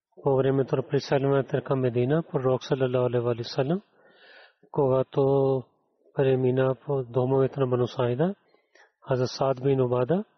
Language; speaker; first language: Bulgarian; non-native, learner; Urdu